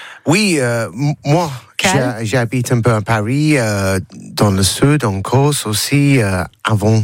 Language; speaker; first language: French; non-native, learner; English